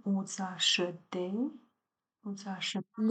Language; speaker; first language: French; non-native, learner; Chinese